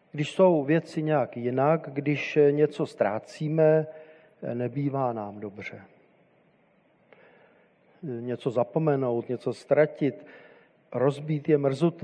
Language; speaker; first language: Czech; native; Czech